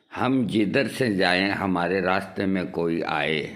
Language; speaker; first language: Hindi; native; Hindi